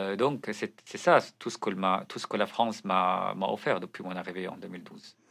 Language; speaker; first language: French; non-native, fluent; Arabic